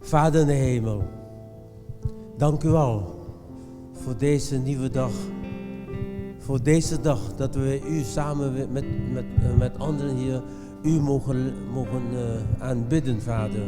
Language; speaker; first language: Dutch; non-native, fluent; Indonesian